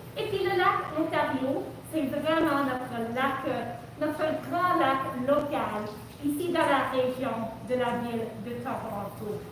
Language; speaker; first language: French; non-native, local second language; English